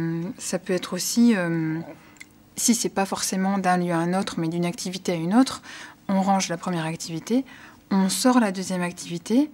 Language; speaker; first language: French; native; French